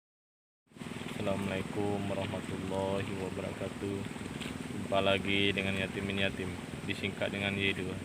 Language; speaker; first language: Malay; non-native, local second language; Javanese